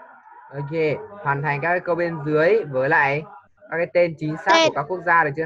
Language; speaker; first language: Vietnamese; native; Vietnamese